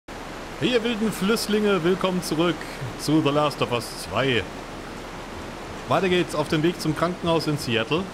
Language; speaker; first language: German; native; German